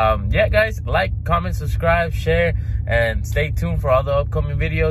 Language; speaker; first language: English; early bilingual, other home language; Spanish